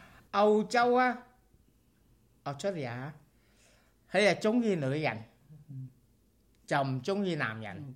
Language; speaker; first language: Vietnamese; early bilingual, other home language; Cantonese